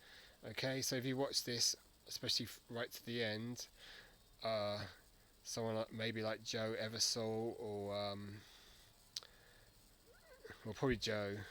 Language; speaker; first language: English; native; English